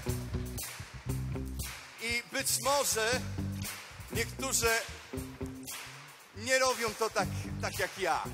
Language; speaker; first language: Polish; non-native, fluent; Spanish